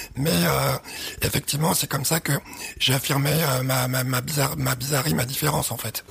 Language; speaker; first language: French; early bilingual, other home language; Arabic